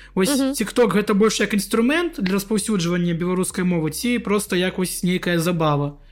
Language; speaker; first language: Belarusian; non-native, local second language; Russian